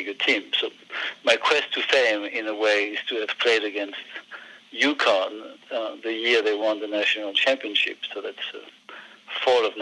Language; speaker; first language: English; non-native, fluent; French